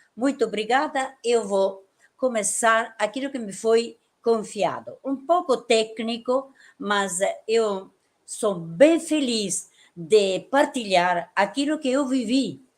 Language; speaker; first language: Portuguese; non-native, fluent; Italian